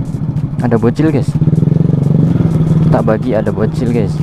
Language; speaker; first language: Indonesian; non-native, local second language; Javanese